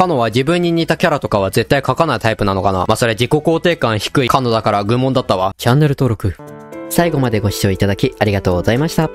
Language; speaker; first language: Japanese; native; Japanese